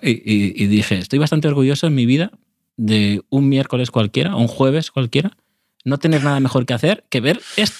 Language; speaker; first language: Spanish; native; Spanish